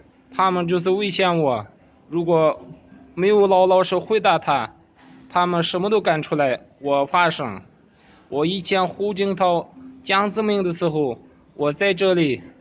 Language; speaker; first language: Chinese; non-native, local second language; Kazakh